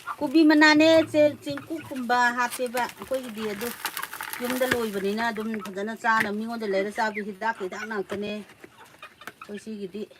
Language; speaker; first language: Manipuri; non-native, local second language; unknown